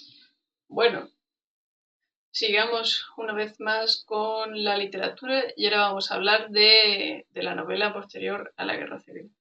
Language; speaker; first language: Spanish; native; Spanish